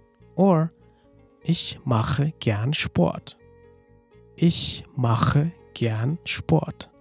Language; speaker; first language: German; non-native, fluent; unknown